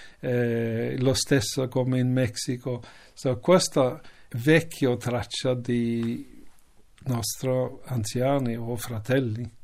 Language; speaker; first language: Italian; non-native, learner; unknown